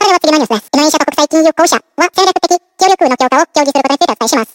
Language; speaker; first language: Japanese; non-native, fluent; Indonesian